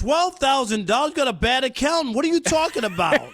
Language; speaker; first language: English; native; English